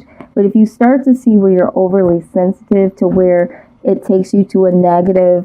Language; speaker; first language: English; native; English